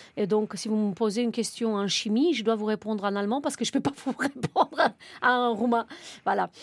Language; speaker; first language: French; non-native, fluent; Romanian